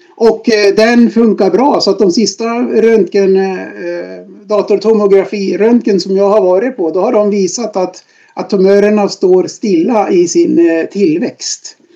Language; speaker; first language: Swedish; native; Swedish